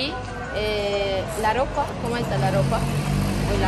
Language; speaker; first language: Spanish; non-native, learner; Turkish